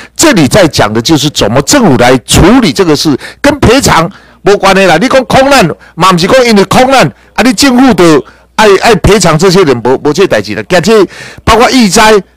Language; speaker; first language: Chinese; native; Chinese